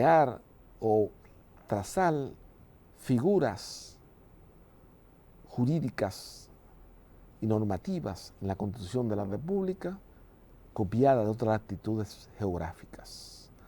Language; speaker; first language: Spanish; native; Spanish